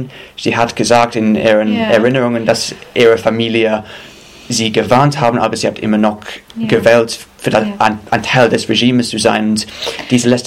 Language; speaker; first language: German; non-native, fluent; English